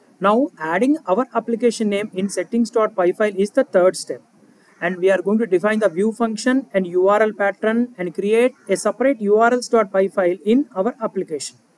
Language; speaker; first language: English; non-native, local second language; Telugu